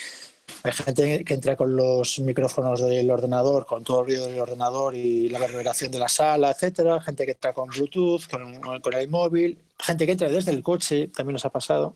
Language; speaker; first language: Spanish; native; Spanish